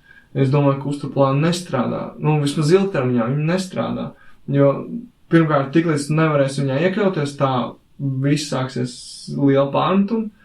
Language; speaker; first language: Latvian; native; Latvian